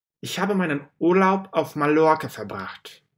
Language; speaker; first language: German; non-native, fluent; Russian